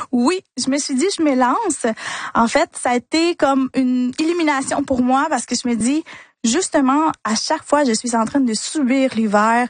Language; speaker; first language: French; early bilingual, other home language; Spanish